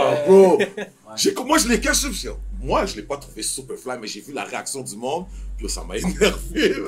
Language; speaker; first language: French; native; French